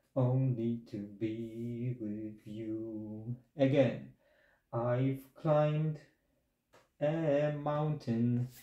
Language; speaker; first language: English; non-native, fluent; Polish